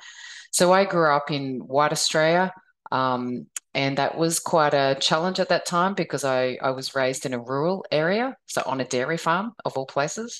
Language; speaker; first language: English; native; English